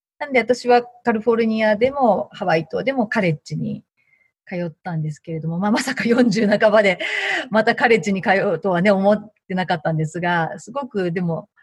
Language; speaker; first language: Japanese; native; Japanese